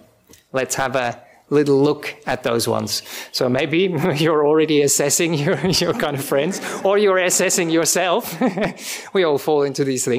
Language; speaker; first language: English; non-native, fluent; German